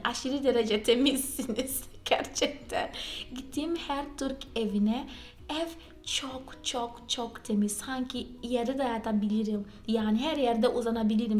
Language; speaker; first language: Turkish; non-native, fluent; Portuguese